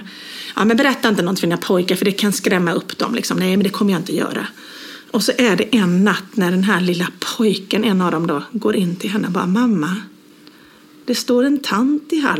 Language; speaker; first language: Swedish; native; Swedish